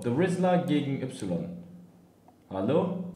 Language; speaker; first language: German; native; German